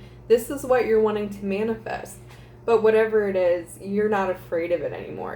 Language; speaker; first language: English; native; English